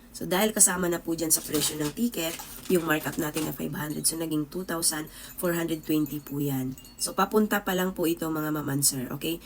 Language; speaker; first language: Filipino; non-native, local second language; Cebuano